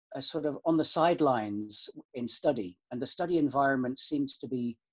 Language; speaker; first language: English; native; English